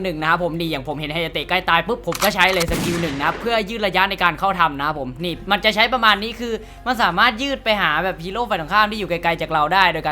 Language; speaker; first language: Thai; native; Thai